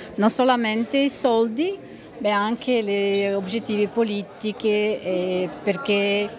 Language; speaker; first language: Italian; non-native, fluent; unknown